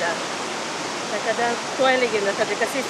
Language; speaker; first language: Macedonian; native; Macedonian